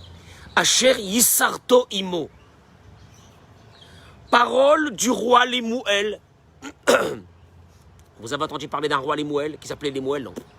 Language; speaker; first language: French; native; French